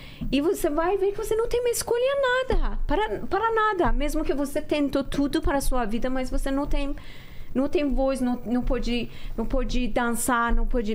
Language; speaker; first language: Portuguese; non-native, learner; Persian